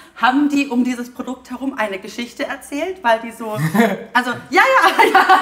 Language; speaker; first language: German; native; German